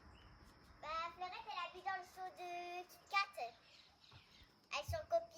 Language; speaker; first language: French; native; French